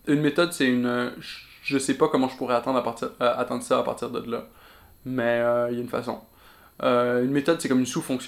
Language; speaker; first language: French; native; French